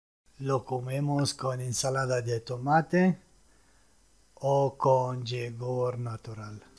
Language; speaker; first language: Spanish; non-native, fluent; Arabic